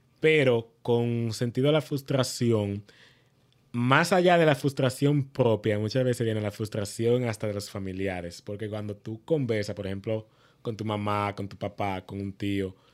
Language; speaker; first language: Spanish; native; Spanish